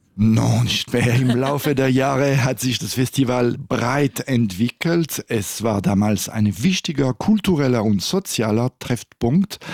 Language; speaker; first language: German; non-native, local second language; French